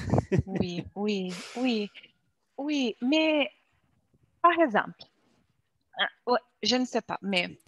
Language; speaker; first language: French; non-native, learner; Portuguese